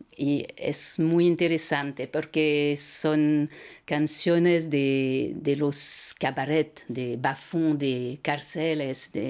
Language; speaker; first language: Spanish; non-native, fluent; French